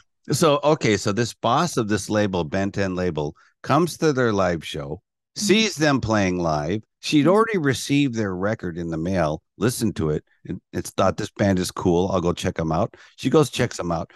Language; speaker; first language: English; native; English